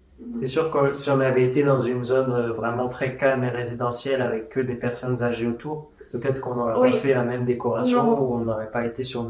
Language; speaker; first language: French; native; French